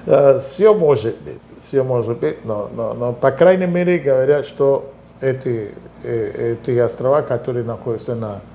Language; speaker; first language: Russian; non-native, fluent; Spanish